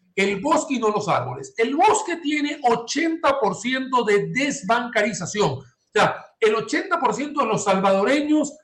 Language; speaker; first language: Spanish; native; Spanish